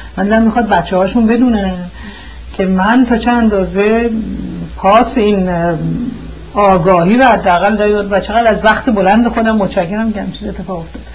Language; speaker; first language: Persian; early bilingual, heritage; Persian